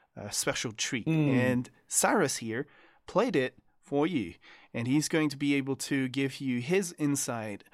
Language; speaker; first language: English; non-native, fluent; French